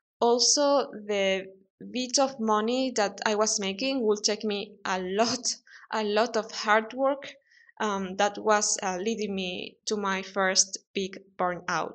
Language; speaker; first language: English; non-native, fluent; Spanish